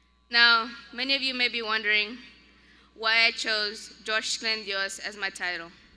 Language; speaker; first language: English; early bilingual, other home language; Spanish